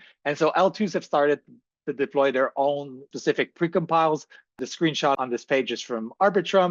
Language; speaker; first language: English; native; English